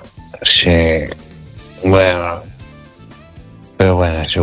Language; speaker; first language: Spanish; native; Spanish